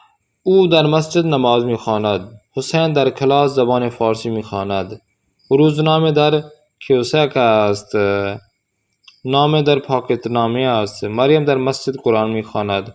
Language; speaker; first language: Persian; non-native, fluent; Urdu